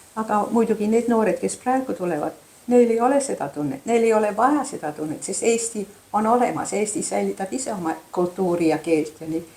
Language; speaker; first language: Estonian; early bilingual, heritage; Estonian